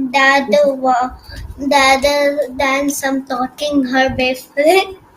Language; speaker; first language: English; non-native, learner; Hindi